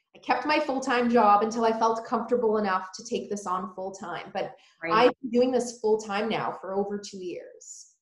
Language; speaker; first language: English; early bilingual, other home language; Polish